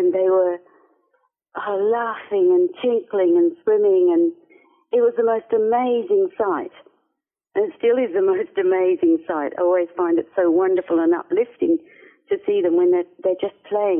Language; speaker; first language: English; native; English